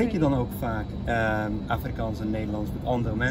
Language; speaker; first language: Dutch; non-native, fluent; English